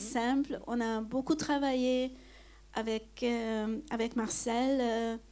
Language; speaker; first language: French; non-native, fluent; Hungarian